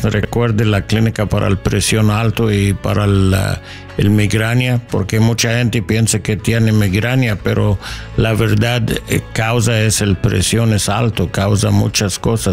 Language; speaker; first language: Spanish; non-native, learner; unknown